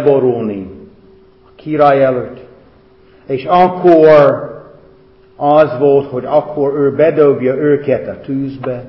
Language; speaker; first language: Hungarian; non-native, fluent; English